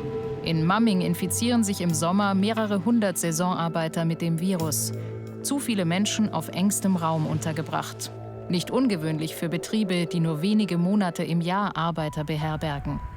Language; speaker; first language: German; native; German